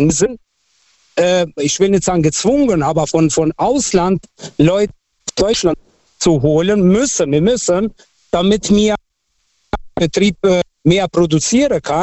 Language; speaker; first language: German; non-native, fluent; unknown